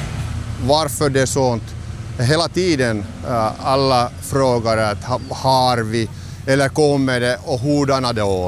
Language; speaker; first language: Swedish; non-native, local second language; Finnish